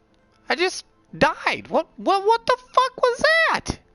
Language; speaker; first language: English; native; English